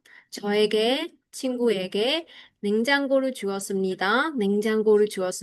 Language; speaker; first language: Korean; non-native, fluent; Burmese